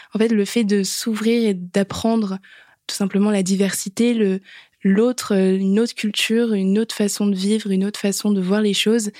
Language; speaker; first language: French; native; French